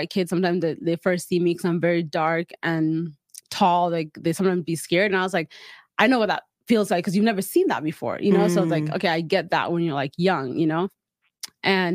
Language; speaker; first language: English; early bilingual, other home language; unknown